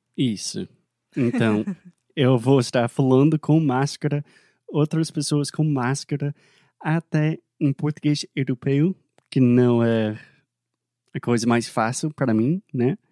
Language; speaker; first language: Portuguese; non-native, fluent; English